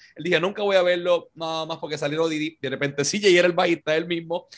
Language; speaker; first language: Spanish; native; Spanish